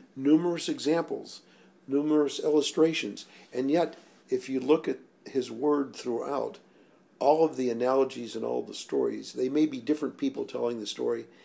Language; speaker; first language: English; native; English